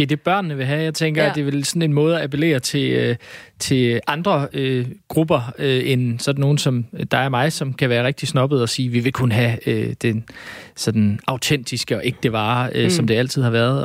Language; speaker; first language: Danish; native; Danish